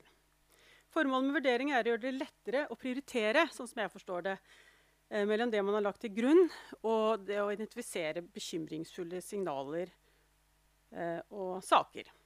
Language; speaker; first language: Norwegian; native; Norwegian